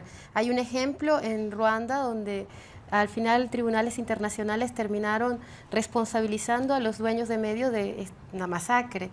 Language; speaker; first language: Spanish; native; Spanish